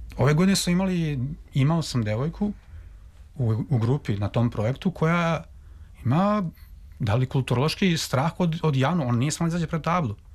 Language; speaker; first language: Serbian; native; Serbian